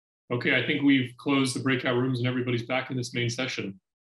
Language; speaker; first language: English; native; English